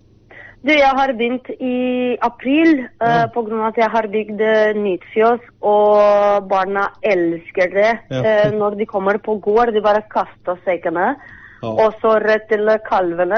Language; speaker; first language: Norwegian; non-native, fluent; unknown